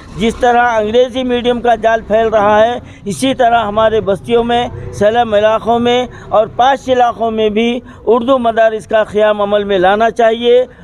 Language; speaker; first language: Urdu; native; Urdu